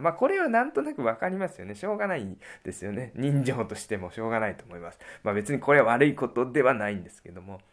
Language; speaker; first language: Japanese; native; Japanese